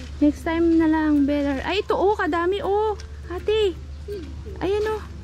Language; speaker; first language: Filipino; non-native, local second language; Iloko